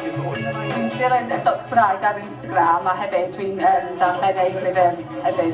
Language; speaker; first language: Welsh; non-native, learner; English